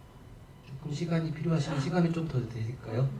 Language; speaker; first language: Korean; native; Korean